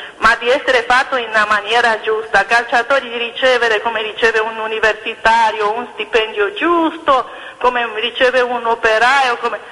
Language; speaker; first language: Italian; non-native, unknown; Romanian